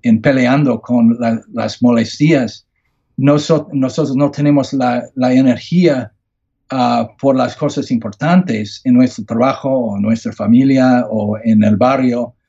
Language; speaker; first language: Spanish; non-native, learner; English